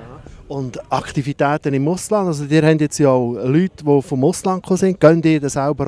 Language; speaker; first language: German; native; German